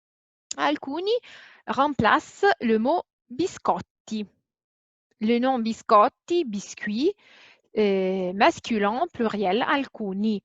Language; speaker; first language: French; non-native, fluent; Italian